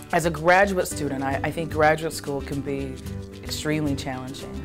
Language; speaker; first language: English; native; English